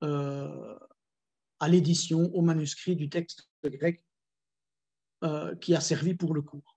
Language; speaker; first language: French; native; French